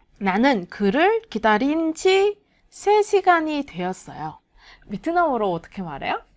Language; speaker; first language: Korean; non-native, learner; Vietnamese